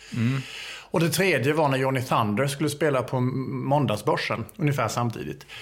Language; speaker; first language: Swedish; native; Swedish